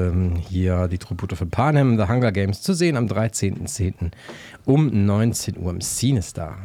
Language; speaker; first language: German; native; German